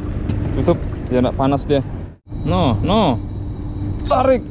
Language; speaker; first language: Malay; non-native, local second language; Javanese